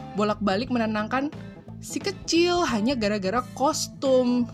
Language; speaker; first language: Indonesian; native; Indonesian